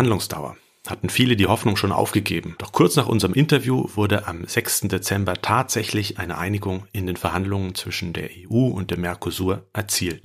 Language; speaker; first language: German; native; German